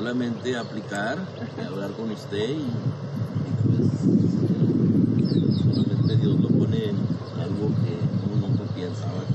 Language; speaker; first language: Spanish; early bilingual, heritage; Spanish